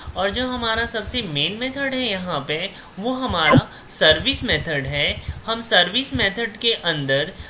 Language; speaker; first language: Hindi; native; Hindi